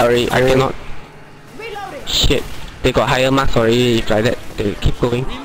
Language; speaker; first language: English; non-native, local second language; Chinese